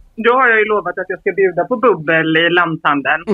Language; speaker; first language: Swedish; native; Swedish